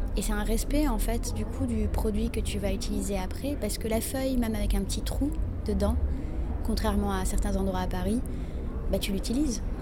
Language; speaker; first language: French; non-native, local second language; Arabic